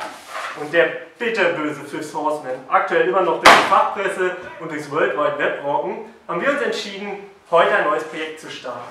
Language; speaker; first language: German; native; German